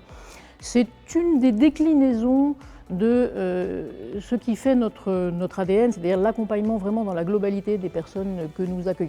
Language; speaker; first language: French; native; French